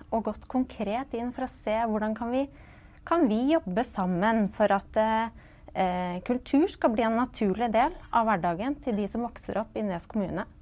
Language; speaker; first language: Norwegian; native; Norwegian